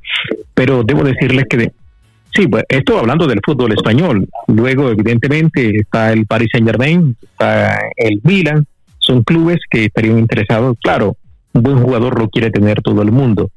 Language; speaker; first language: Spanish; native; Spanish